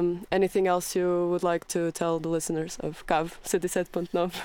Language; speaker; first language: English; non-native, fluent; Portuguese